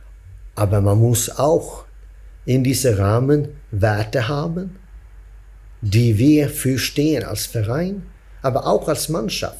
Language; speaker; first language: German; non-native, fluent; Swedish